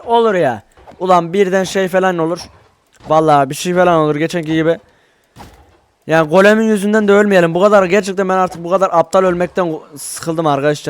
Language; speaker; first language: Turkish; native; Turkish